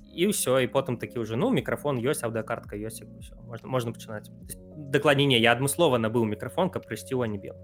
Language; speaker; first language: Belarusian; non-native, local second language; Russian